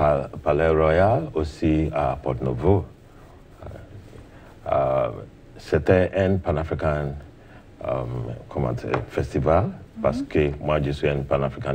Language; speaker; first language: French; non-native, learner; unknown